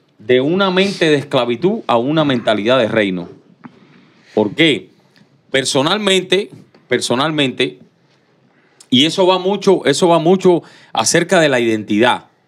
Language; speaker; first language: Spanish; native; Spanish